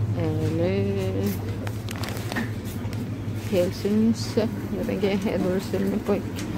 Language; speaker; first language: Finnish; non-native, fluent; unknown